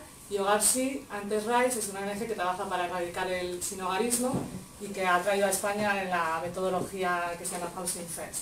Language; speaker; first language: Spanish; native; Spanish